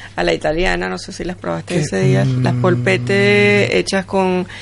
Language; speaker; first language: Spanish; native; Spanish